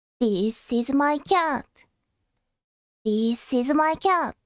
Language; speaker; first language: English; non-native, learner; Japanese